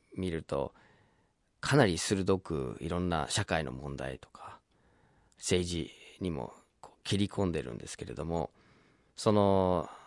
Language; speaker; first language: Japanese; non-native, fluent; English